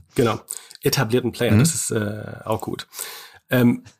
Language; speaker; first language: German; non-native, fluent; English